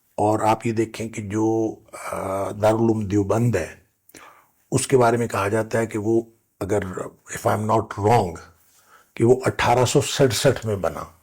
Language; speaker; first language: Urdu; non-native, local second language; Punjabi